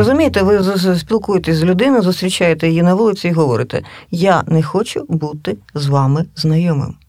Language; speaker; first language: Ukrainian; native; Ukrainian